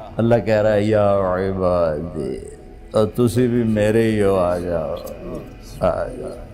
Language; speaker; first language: Urdu; non-native, local second language; Punjabi